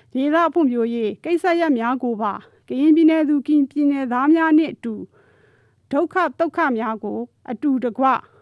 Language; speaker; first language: Burmese; non-native, local second language; Karen languages